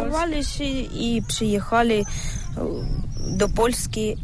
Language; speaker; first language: Ukrainian; non-native, local second language; Russian